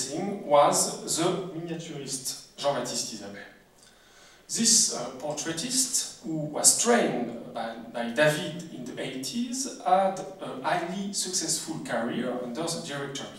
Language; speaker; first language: English; non-native, fluent; French